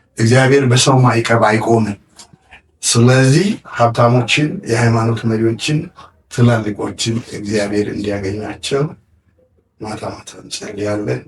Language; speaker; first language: Amharic; non-native, local second language; Wolaytta